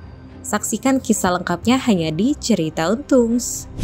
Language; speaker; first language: Indonesian; native; Indonesian